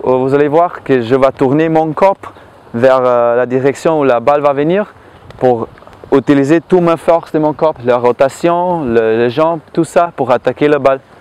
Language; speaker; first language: French; non-native, learner; Slovenian